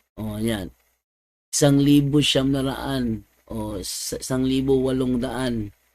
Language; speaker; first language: Filipino; non-native, local second language; Cebuano